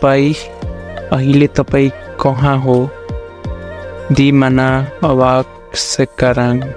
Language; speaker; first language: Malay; non-native, fluent; Nepali